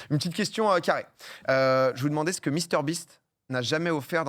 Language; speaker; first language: French; native; French